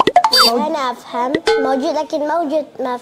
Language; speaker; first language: Arabic; early bilingual, other home language; Indonesian